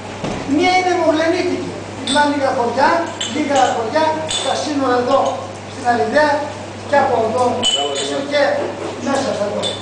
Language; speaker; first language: Greek; non-native, local second language; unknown